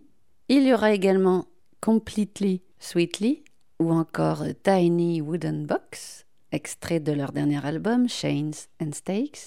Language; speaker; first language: French; native; French